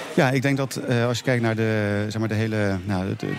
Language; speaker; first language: Dutch; native; Dutch